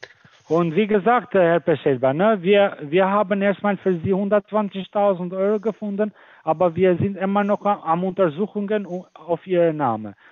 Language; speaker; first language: German; non-native, fluent; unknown